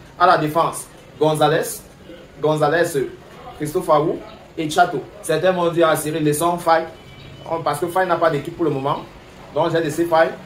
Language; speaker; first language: French; native; French